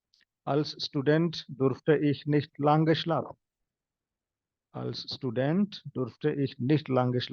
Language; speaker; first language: German; non-native, fluent; Hindi